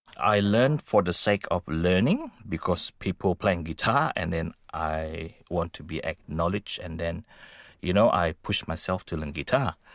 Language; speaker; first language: English; non-native, fluent; Indonesian